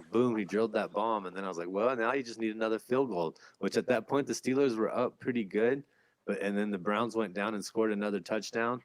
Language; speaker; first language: English; native; English